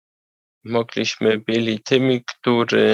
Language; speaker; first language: Polish; non-native, learner; German